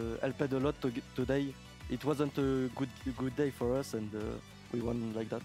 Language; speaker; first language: English; non-native, learner; French